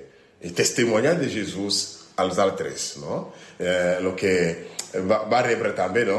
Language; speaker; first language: Catalan; non-native, learner; French